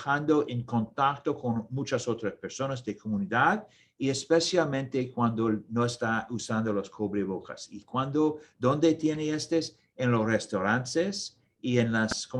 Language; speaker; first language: Spanish; non-native, learner; English